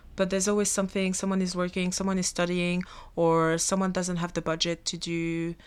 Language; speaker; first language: English; non-native, fluent; French